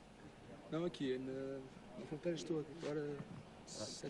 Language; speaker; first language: Portuguese; early bilingual, heritage; Portuguese